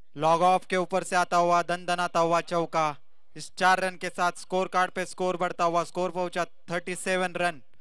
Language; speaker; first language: Hindi; non-native, local second language; Marathi